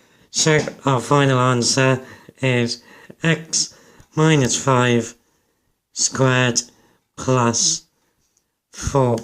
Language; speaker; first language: English; native; English